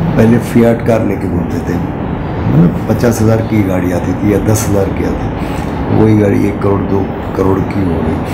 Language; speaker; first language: Hindi; non-native, local second language; Marathi